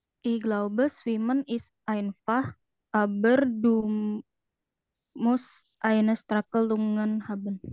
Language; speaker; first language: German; non-native, learner; Indonesian